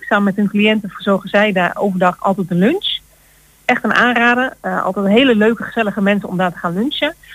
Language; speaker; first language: Dutch; native; Dutch